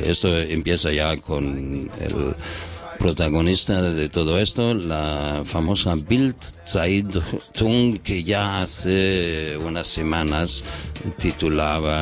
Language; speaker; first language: Spanish; non-native, fluent; German